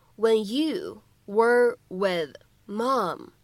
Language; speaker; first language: English; non-native, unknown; Chinese